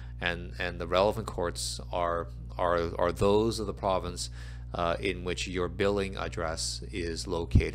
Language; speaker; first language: English; native; English